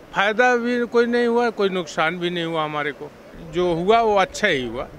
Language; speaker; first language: Hindi; native; Hindi